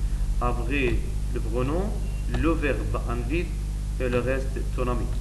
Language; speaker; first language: French; non-native, learner; Arabic